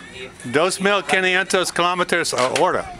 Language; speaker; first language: Spanish; non-native, learner; English